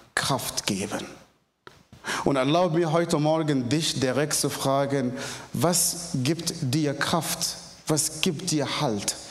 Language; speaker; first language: German; non-native, fluent; Arabic